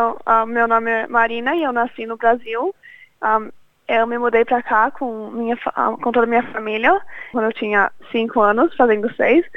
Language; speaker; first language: Portuguese; early bilingual, other home language; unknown